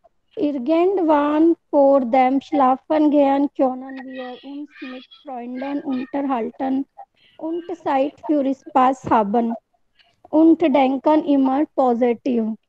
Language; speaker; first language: German; non-native, learner; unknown